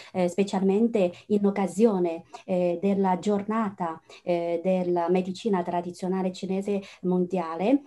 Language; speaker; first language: Italian; non-native, fluent; Chinese